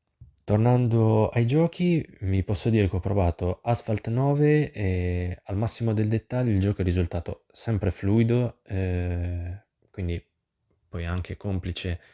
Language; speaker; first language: Italian; native; Italian